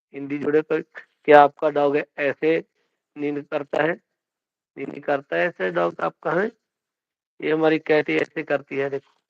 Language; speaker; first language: Hindi; non-native, local second language; Punjabi